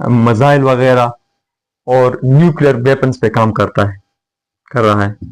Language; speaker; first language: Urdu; non-native, fluent; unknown